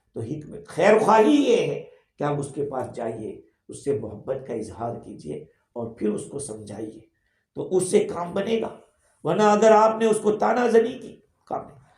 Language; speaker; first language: Urdu; non-native, local second language; Gujarati